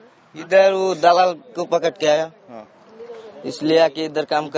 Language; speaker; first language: Hindi; non-native, learner; Bangla